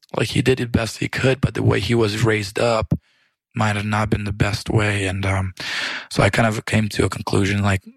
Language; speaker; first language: English; early bilingual, other home language; Romanian